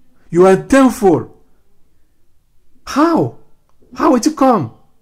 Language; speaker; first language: English; non-native, fluent; Ewe